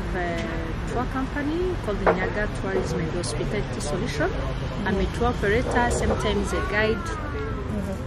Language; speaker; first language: English; non-native, local second language; Kinyarwanda